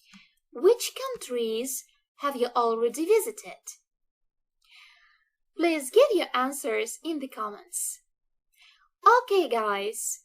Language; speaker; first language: English; non-native, fluent; Russian